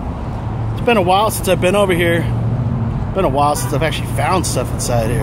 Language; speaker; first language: English; native; English